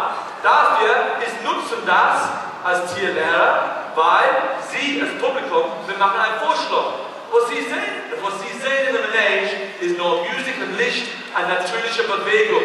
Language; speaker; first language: German; non-native, learner; English